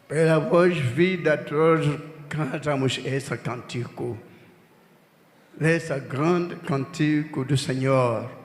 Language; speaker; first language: Portuguese; non-native, learner; Lingala